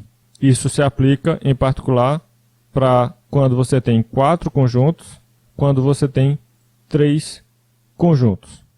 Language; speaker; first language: Portuguese; native; Portuguese